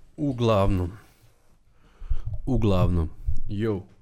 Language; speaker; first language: Serbian; native; Serbian